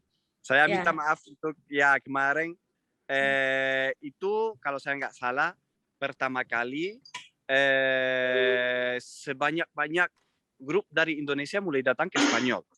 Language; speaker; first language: Indonesian; non-native, fluent; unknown